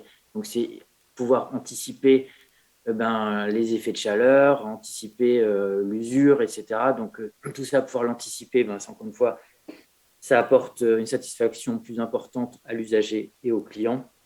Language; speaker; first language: French; native; French